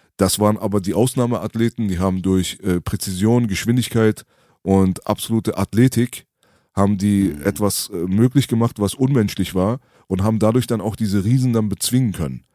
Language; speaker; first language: German; early bilingual, other home language; Persian